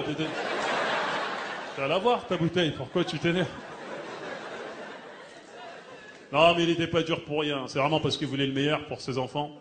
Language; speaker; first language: French; early bilingual, other home language; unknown